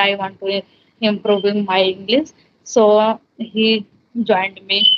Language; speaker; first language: English; non-native, learner; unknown